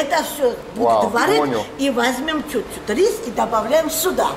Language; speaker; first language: Russian; non-native, fluent; Georgian